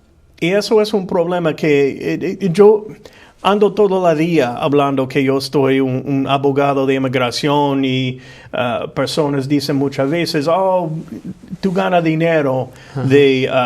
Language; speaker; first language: Spanish; non-native, fluent; English